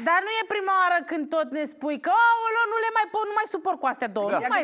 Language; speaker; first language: Romanian; native; Romanian